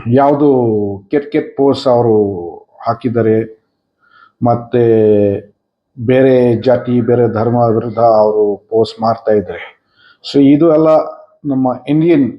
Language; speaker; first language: Kannada; non-native, fluent; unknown